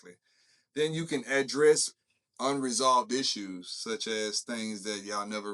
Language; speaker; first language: English; native; English